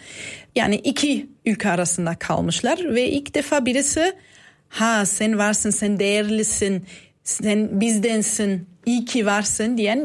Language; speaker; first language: Turkish; non-native, fluent; German